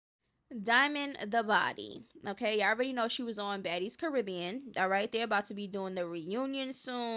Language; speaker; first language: English; native; English